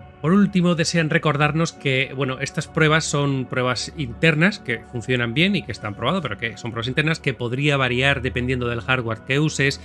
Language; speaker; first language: Spanish; native; Spanish